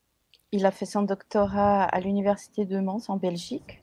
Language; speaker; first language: French; non-native, fluent; Portuguese